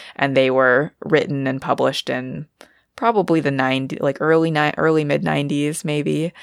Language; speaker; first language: English; native; English